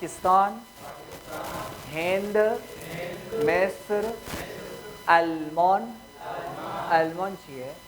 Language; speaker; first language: Persian; non-native, fluent; Urdu